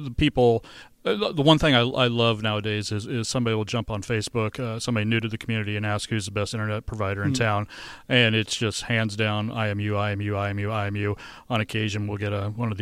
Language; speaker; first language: English; native; English